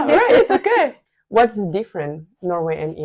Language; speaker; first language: English; non-native, learner; Indonesian